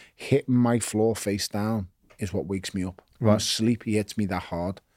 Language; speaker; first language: English; native; English